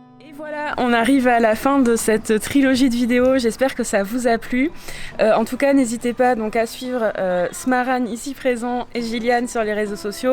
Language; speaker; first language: French; native; French